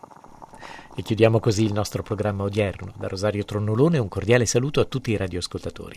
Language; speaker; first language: Italian; native; Italian